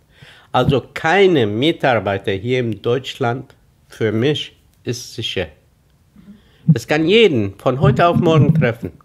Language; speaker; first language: German; non-native, fluent; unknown